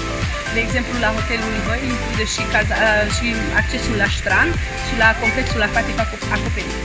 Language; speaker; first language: Romanian; non-native, fluent; Hungarian